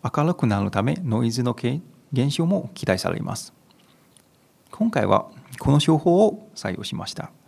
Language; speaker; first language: Japanese; non-native, fluent; Chinese